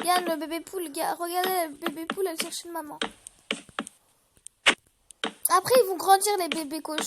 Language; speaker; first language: French; native; French